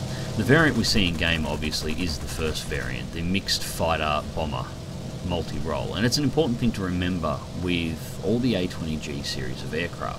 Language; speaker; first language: English; native; English